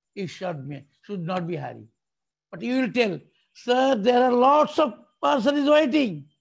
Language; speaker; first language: English; non-native, local second language; Bangla